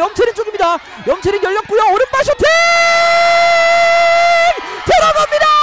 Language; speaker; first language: Korean; native; Korean